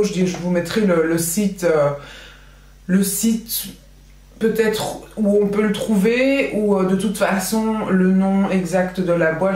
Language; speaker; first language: French; native; French